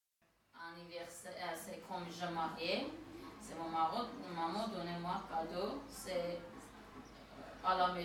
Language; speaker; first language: French; non-native, learner; Armenian